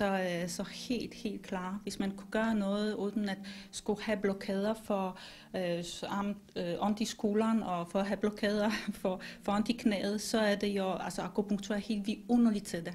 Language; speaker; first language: Danish; non-native, fluent; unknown